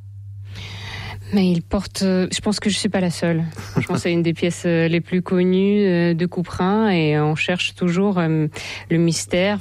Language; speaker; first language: French; non-native, fluent; Russian